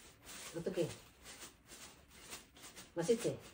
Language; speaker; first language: Korean; non-native, fluent; Cebuano